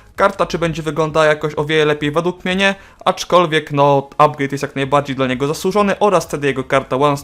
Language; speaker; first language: Polish; native; Polish